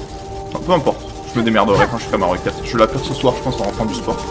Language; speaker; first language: French; native; French